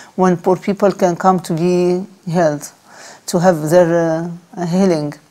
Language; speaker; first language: English; non-native, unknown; Arabic